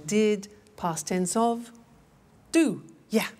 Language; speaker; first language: English; native; English